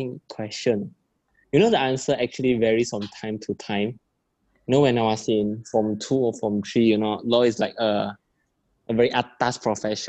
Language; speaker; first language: English; non-native, local second language; Chinese